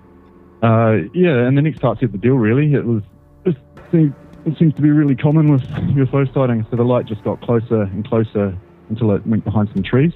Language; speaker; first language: English; native; English